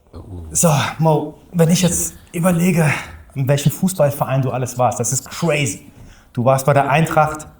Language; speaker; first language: German; native; German